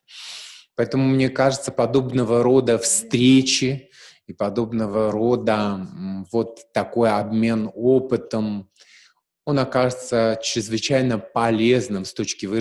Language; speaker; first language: Russian; native; Russian